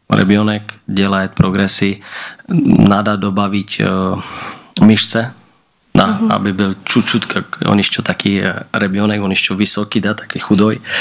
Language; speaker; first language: Russian; non-native, learner; Slovak